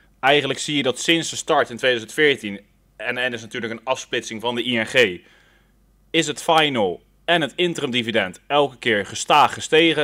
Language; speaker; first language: Dutch; native; Dutch